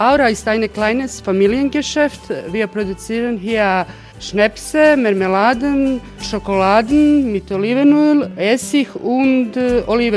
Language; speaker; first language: German; non-native, local second language; Croatian